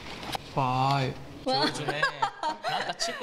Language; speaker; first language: Japanese; non-native, learner; Korean